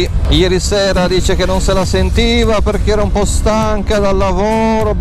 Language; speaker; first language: Italian; native; Italian